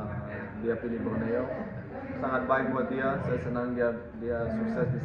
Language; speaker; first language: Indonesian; non-native, fluent; Dutch